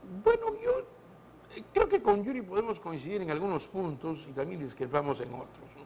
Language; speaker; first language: Spanish; native; Spanish